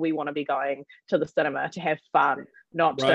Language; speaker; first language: English; native; English